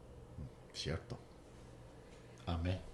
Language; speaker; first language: Spanish; non-native, fluent; English